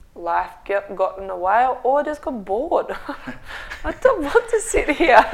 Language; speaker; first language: English; non-native, fluent; Russian